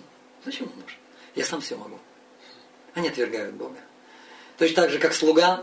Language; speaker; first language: Russian; native; Russian